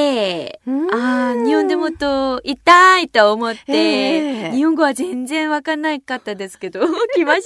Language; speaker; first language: Japanese; non-native, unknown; Korean